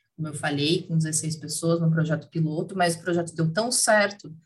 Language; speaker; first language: Portuguese; native; Portuguese